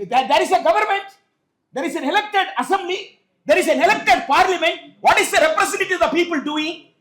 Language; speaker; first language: English; non-native, local second language; Tamil